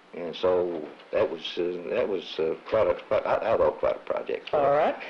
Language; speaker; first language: English; native; English